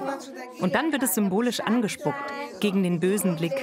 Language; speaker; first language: German; native; German